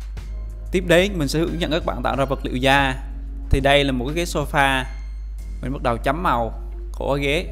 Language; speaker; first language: Vietnamese; native; Vietnamese